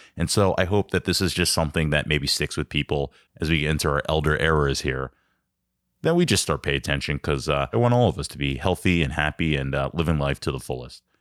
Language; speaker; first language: English; native; English